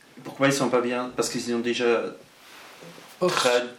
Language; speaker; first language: French; non-native, local second language; German